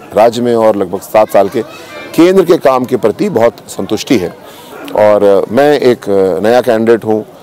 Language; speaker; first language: Hindi; native; Hindi